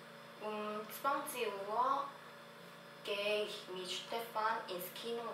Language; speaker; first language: German; non-native, learner; Korean